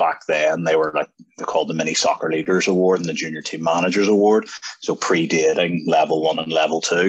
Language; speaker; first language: English; native; English